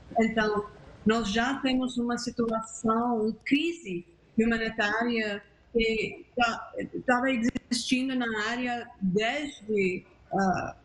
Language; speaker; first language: Portuguese; non-native, fluent; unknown